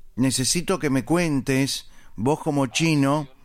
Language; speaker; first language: Spanish; native; Spanish